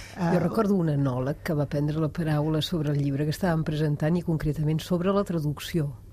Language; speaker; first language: Catalan; non-native, fluent; French